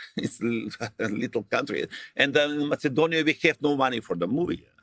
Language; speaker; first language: English; non-native, learner; Macedonian